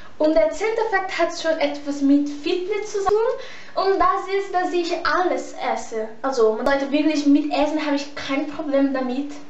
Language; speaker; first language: German; early bilingual, heritage; Portuguese